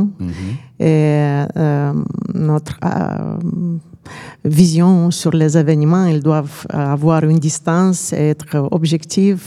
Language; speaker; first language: French; non-native, fluent; Romanian